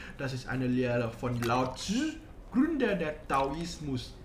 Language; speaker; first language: German; non-native, learner; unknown